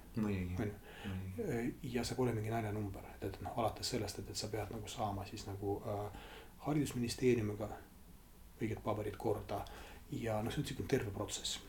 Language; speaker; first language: Estonian; non-native, local second language; Russian